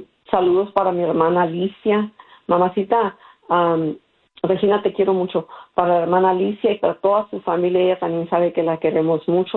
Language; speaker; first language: Spanish; early bilingual, heritage; Spanish